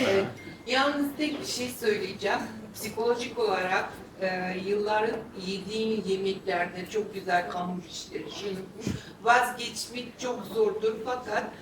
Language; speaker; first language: Turkish; non-native, fluent; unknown